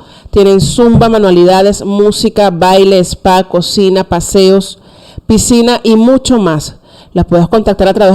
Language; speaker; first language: Spanish; native; Spanish